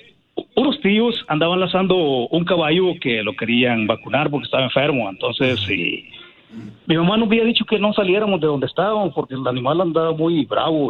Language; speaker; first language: Spanish; native; Spanish